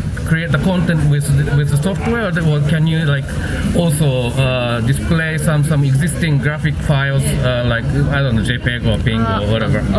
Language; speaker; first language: English; non-native, fluent; Japanese